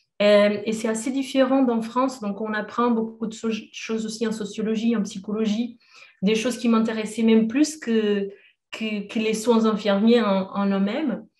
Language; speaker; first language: French; non-native, fluent; Portuguese